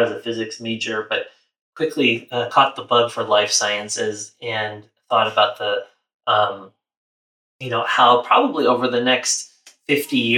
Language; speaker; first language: English; native; English